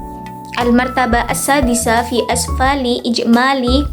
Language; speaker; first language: Arabic; non-native, learner; Indonesian